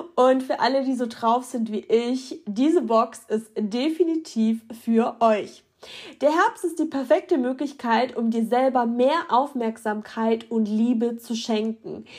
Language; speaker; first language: German; early bilingual, other home language; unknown